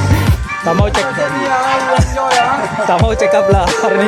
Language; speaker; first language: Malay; non-native, learner; Sinhala